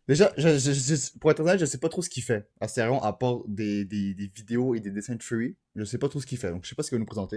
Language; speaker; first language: French; native; French